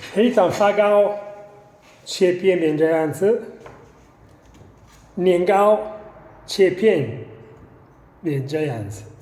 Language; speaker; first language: Chinese; non-native, fluent; Italian